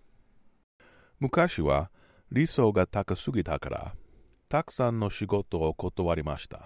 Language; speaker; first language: Japanese; non-native, learner; English